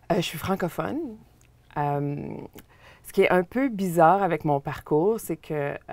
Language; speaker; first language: French; native; French